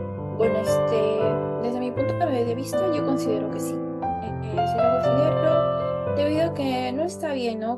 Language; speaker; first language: Spanish; native; Spanish